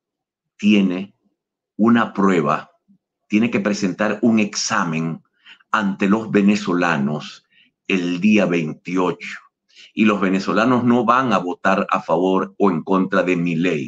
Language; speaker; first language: Spanish; native; Spanish